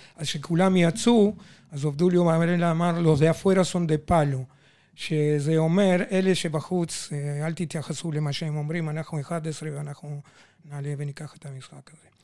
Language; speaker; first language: Hebrew; non-native, fluent; Spanish